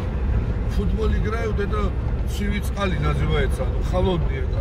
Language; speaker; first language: Russian; non-native, local second language; Georgian